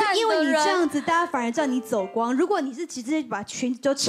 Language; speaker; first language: Chinese; native; Chinese